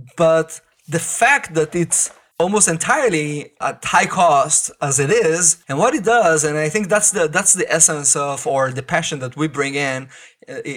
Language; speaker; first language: English; non-native, fluent; Hebrew